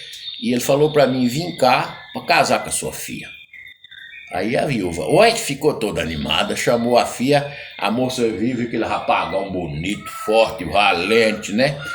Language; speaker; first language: Portuguese; native; Portuguese